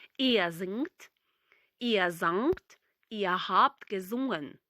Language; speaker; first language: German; non-native, fluent; Ukrainian